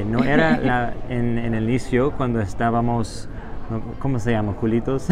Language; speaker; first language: Spanish; non-native, fluent; English